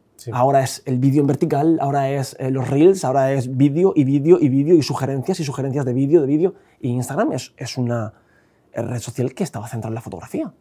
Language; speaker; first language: Spanish; native; Spanish